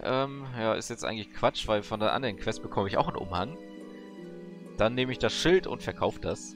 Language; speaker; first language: German; native; German